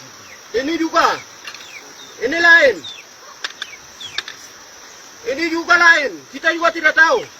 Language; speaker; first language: Indonesian; non-native, local second language; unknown